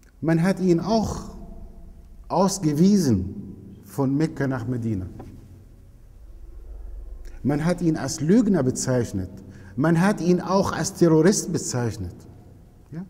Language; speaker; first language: German; non-native, fluent; Arabic